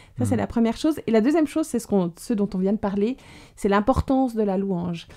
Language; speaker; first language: French; native; French